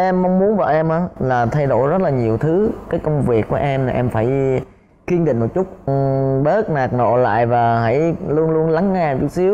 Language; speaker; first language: Vietnamese; native; Vietnamese